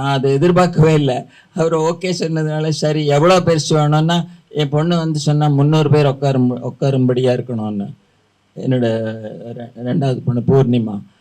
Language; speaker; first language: Tamil; native; Tamil